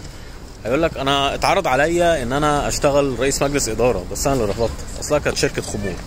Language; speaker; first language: Arabic; native; Arabic